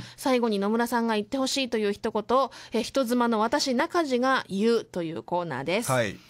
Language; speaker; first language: Japanese; native; Japanese